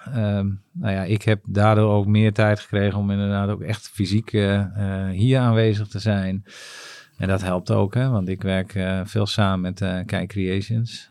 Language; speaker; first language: Dutch; native; Dutch